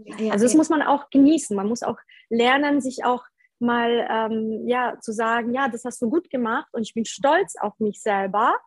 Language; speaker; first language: German; early bilingual, other home language; Polish